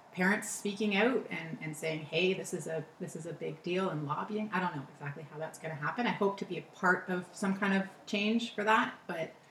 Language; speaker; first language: English; native; English